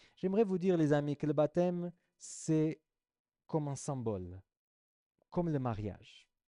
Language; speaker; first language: French; non-native, fluent; Portuguese